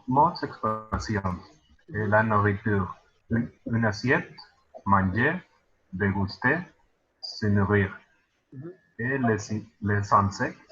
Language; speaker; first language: French; non-native, learner; Spanish